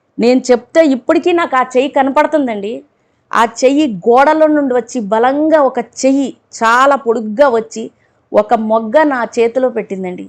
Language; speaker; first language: Telugu; non-native, local second language; Urdu